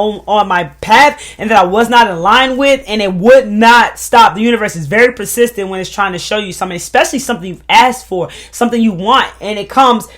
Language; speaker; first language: English; native; English